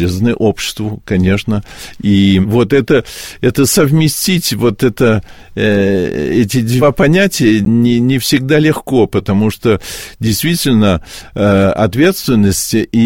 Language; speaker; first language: Russian; early bilingual, heritage; Russian